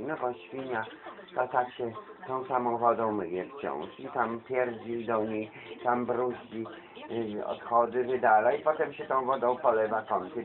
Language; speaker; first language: Polish; native; Polish